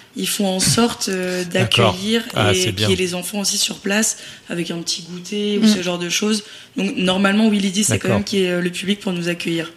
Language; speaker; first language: French; native; French